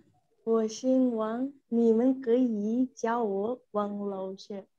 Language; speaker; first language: Chinese; non-native, learner; Indonesian